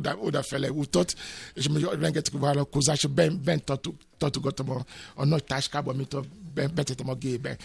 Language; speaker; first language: Hungarian; non-native, fluent; Yoruba